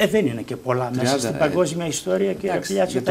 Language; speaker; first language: Greek; native; Greek